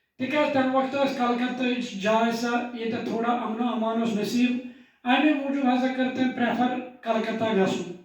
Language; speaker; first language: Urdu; non-native, local second language; Kashmiri